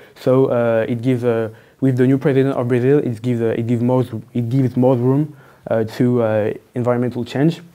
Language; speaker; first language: English; non-native, fluent; French